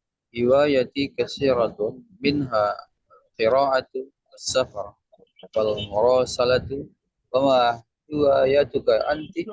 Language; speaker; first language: Arabic; non-native, learner; Indonesian